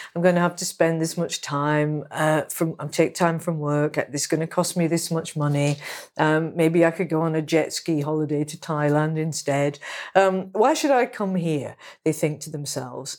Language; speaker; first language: English; native; English